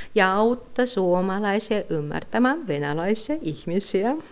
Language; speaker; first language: Finnish; non-native, fluent; Russian